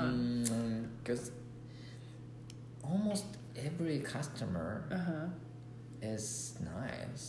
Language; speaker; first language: English; non-native, learner; Japanese